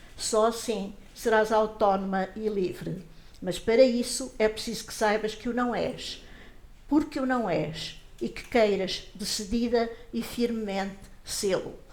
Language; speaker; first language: Portuguese; native; Portuguese